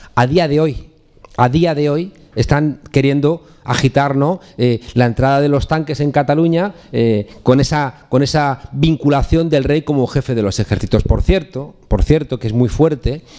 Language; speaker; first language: Spanish; native; Spanish